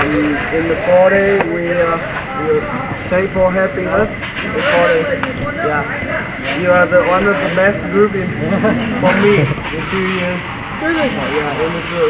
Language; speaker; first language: English; non-native, learner; Vietnamese